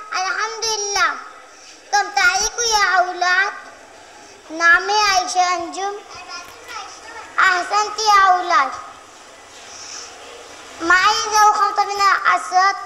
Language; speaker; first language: Arabic; non-native, learner; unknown